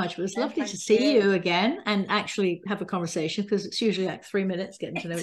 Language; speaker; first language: English; native; English